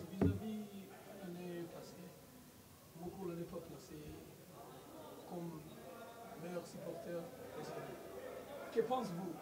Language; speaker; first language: French; non-native, learner; Kinyarwanda